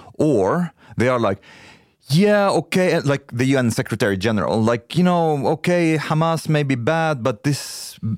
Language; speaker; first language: English; non-native, fluent; Arabic